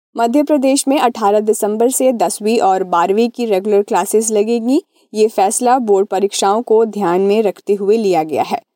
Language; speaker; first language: Hindi; native; Hindi